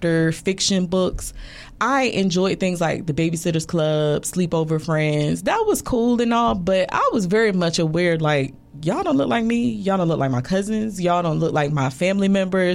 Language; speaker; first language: English; native; English